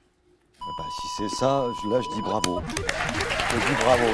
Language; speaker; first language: French; native; French